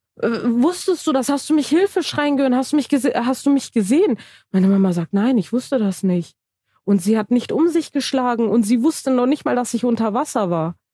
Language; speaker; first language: German; early bilingual, other home language; Turkish